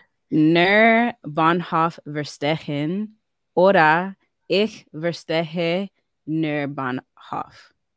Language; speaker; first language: German; non-native, learner; English